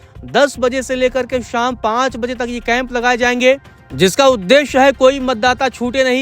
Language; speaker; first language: Hindi; native; Hindi